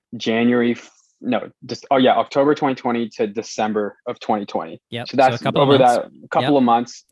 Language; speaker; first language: English; non-native, local second language; Cantonese